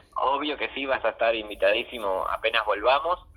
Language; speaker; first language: Spanish; native; Spanish